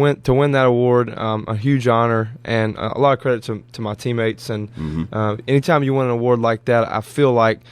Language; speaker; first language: English; native; English